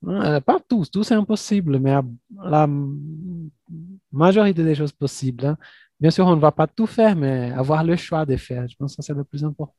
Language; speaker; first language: French; non-native, fluent; Portuguese